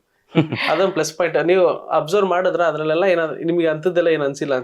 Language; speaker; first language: Kannada; native; Kannada